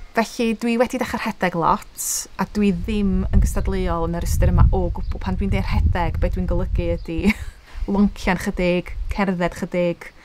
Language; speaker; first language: Welsh; native; Welsh